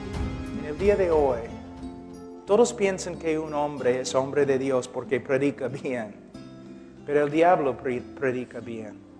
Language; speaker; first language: Spanish; non-native, fluent; English